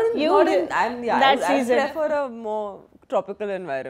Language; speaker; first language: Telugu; non-native, fluent; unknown